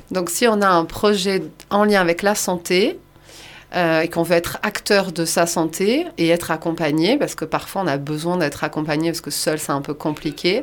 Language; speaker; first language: French; native; French